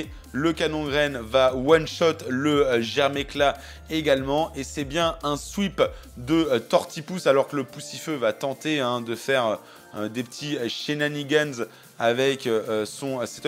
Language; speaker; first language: French; native; French